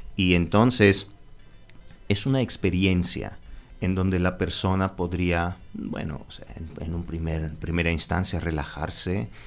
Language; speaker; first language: Spanish; early bilingual, other home language; Armenian